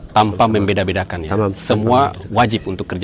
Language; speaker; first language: Indonesian; native; Indonesian